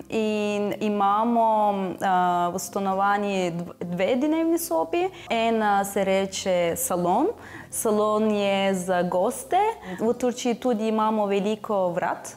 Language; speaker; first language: Slovenian; non-native, fluent; Turkish